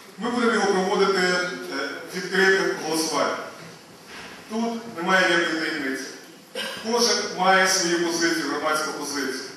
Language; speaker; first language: Ukrainian; native; Ukrainian